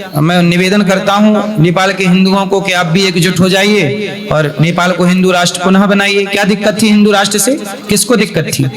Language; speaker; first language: Hindi; native; Hindi